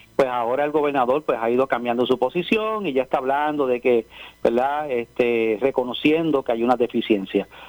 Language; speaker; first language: Spanish; native; Spanish